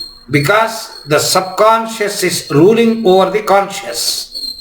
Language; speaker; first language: English; non-native, local second language; Tamil